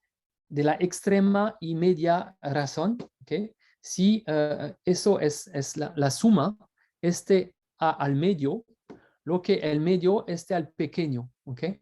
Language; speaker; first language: Spanish; non-native, fluent; French